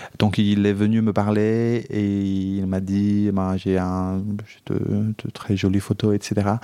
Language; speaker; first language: French; non-native, fluent; Chinese